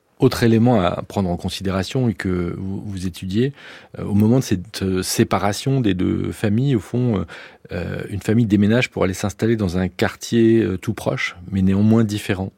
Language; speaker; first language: French; native; French